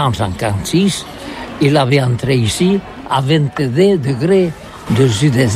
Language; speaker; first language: French; non-native, learner; Catalan